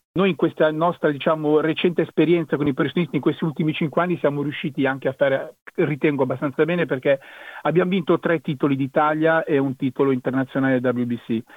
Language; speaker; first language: Italian; native; Italian